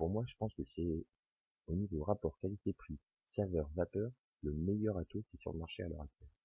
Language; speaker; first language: French; native; French